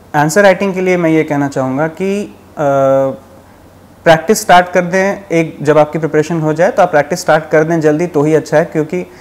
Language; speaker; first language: Hindi; native; Hindi